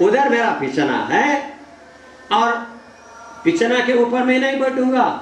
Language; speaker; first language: Hindi; non-native, learner; English